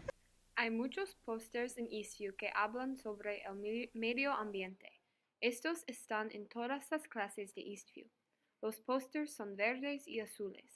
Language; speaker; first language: Spanish; non-native, learner; English